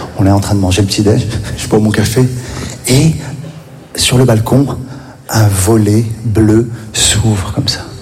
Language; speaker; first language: French; native; French